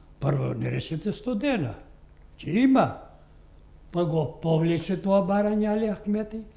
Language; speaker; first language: Macedonian; non-native, local second language; Albanian